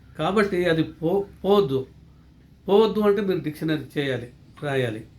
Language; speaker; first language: Telugu; non-native, local second language; Lambadi